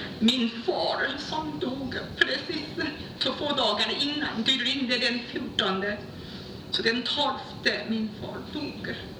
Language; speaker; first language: Swedish; non-native, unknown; Chinese